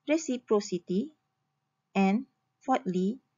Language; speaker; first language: English; non-native, local second language; Malay